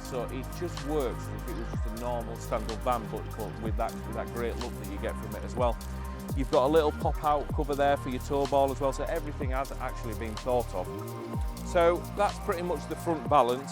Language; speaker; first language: English; native; English